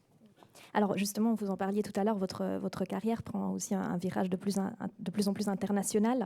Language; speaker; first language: French; native; French